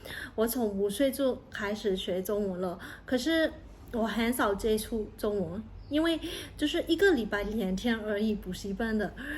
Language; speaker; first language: Chinese; non-native, fluent; Burmese